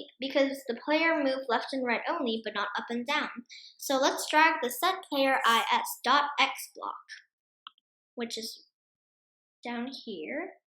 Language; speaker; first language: English; non-native, fluent; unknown